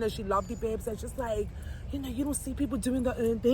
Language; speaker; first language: English; native; English